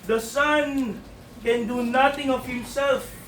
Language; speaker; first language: English; non-native, local second language; Filipino